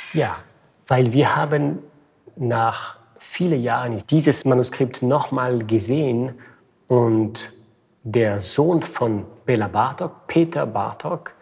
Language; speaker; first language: German; non-native, fluent; French